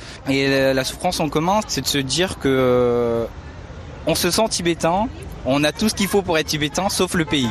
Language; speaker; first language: French; early bilingual, other home language; Tibetan